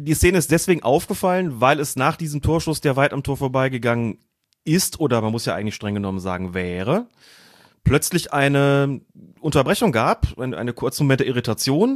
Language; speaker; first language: German; native; German